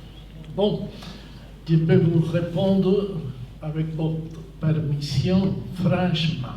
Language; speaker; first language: French; non-native, fluent; Spanish